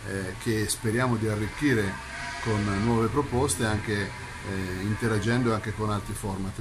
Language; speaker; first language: Italian; native; Italian